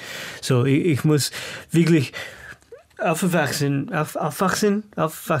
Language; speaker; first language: German; non-native, learner; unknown